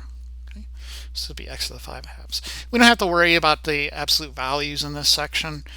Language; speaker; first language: English; native; English